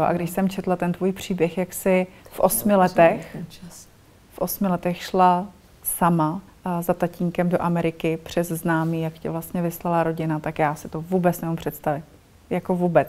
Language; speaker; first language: Czech; native; Czech